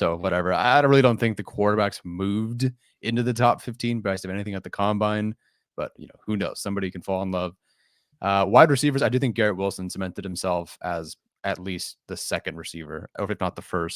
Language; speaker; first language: English; native; English